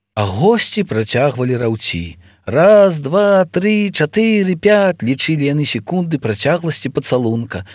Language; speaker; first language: Belarusian; native; Belarusian